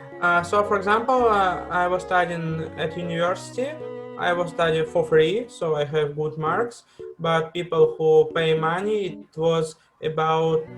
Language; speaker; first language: English; non-native, fluent; Russian